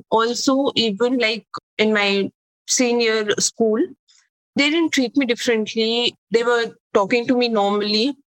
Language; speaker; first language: English; non-native, local second language; Hindi